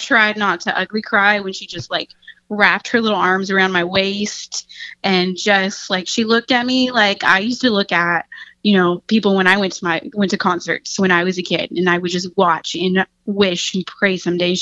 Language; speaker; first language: English; native; English